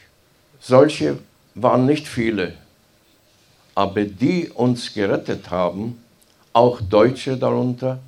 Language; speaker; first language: German; non-native, fluent; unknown